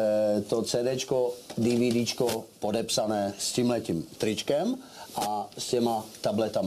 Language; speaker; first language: Czech; native; Czech